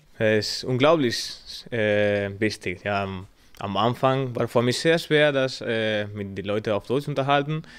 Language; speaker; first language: German; non-native, learner; Spanish